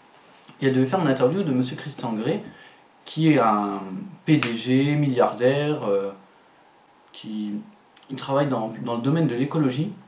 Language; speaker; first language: French; native; French